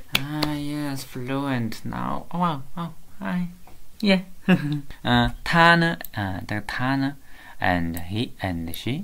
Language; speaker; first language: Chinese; native; Chinese